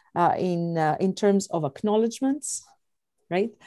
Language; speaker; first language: English; non-native, fluent; Greek